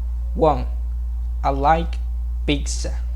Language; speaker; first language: English; non-native, learner; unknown